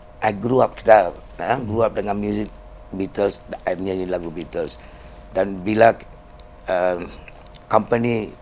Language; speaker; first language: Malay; non-native, local second language; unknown